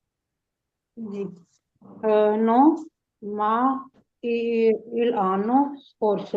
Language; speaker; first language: Italian; non-native, learner; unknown